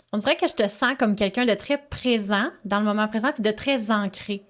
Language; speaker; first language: French; native; French